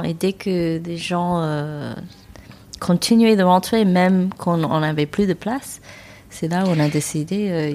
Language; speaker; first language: French; non-native, fluent; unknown